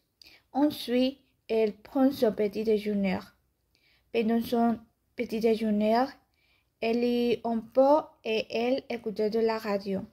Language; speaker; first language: French; non-native, learner; Spanish